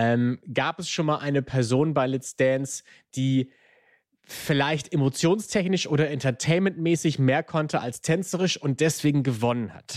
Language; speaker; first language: German; native; German